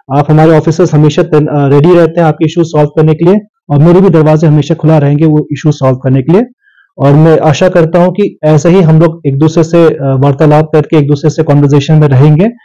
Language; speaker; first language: Hindi; non-native, local second language; Sherpa